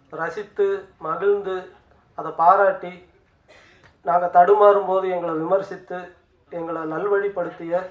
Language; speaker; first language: Tamil; native; Tamil